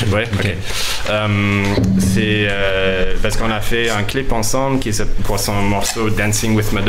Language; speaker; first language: French; non-native, fluent; English